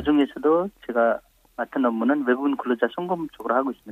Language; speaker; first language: Korean; non-native, fluent; Nepali